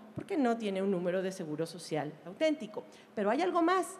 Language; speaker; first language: Spanish; native; Spanish